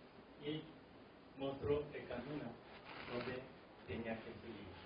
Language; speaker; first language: Spanish; non-native, fluent; Korean